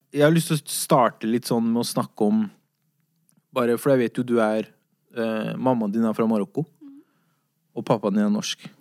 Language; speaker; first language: Norwegian; early bilingual, other home language; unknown